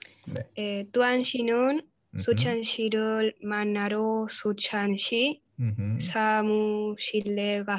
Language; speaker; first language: Korean; non-native, learner; Spanish